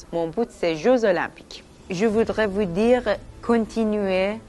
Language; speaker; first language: French; non-native, fluent; Persian